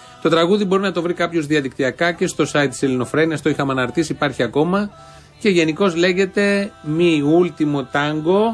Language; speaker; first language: Greek; native; Greek